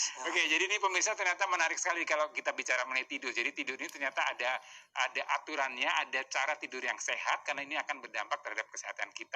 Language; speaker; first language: Indonesian; native; Indonesian